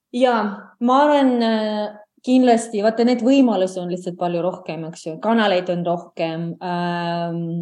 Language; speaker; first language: Estonian; non-native, local second language; Russian